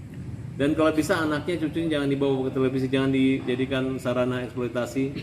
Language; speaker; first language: Indonesian; native; Indonesian